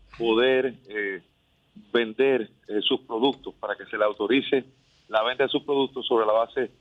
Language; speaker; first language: Spanish; native; Spanish